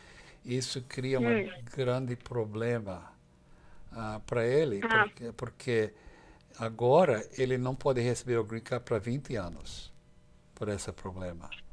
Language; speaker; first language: Portuguese; non-native, fluent; English